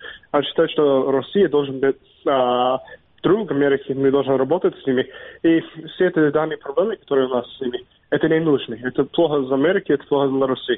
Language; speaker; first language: Russian; non-native, fluent; English